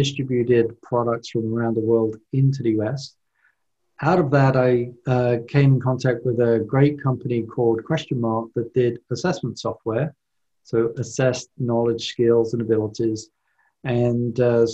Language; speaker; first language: English; native; English